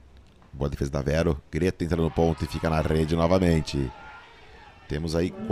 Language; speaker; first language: Portuguese; native; Portuguese